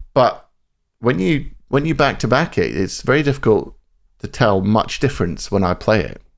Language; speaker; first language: English; native; English